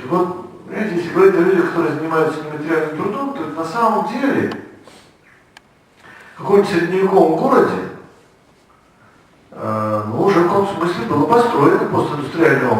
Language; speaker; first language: Russian; native; Russian